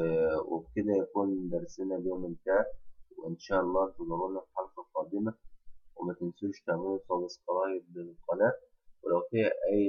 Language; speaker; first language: Arabic; native; Arabic